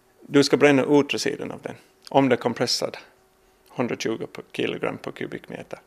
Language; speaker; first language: Swedish; non-native, learner; English